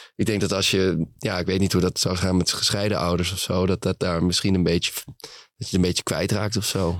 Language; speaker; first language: Dutch; native; Dutch